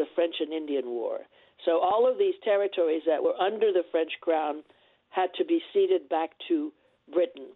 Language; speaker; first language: English; non-native, fluent; French